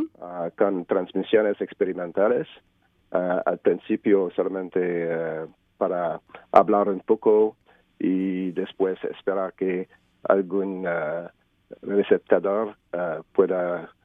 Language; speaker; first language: Spanish; non-native, learner; French